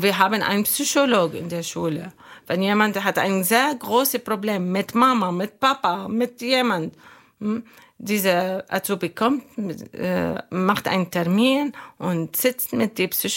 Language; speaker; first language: German; non-native, learner; Arabic